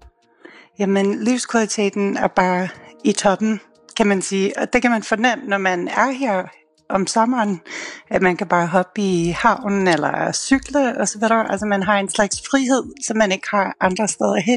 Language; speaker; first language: Danish; non-native, fluent; English